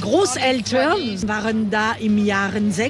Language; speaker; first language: German; non-native, learner; French